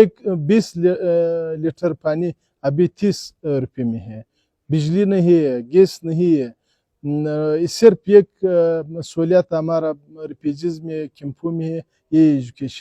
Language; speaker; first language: Hindi; non-native, fluent; Pashto